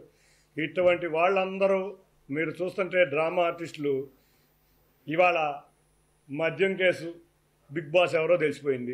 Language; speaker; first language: Telugu; native; Telugu